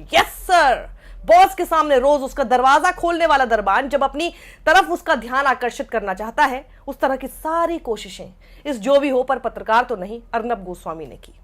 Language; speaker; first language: Hindi; native; Hindi